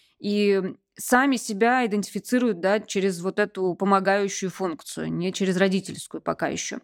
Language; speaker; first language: Russian; native; Russian